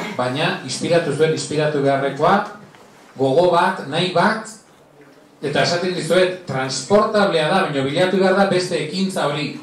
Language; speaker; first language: Basque; non-native, local second language; Spanish